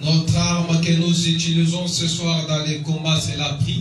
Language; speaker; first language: French; non-native, local second language; Lingala